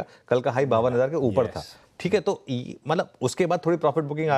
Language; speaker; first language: Hindi; native; Hindi